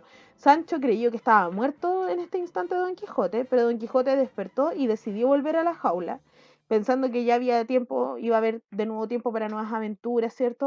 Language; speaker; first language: Spanish; native; Spanish